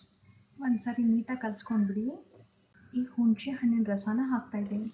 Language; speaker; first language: Kannada; native; Kannada